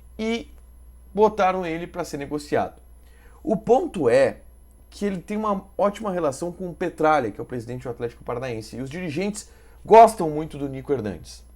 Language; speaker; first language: Portuguese; native; Portuguese